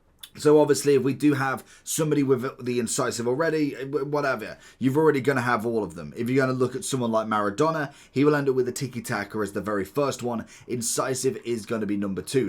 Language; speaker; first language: English; native; English